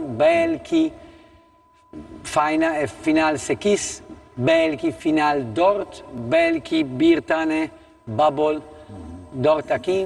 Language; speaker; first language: Turkish; non-native, learner; Italian